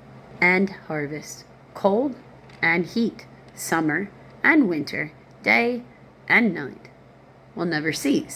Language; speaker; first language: English; native; English